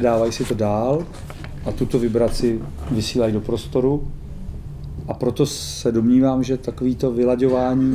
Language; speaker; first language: Czech; native; Czech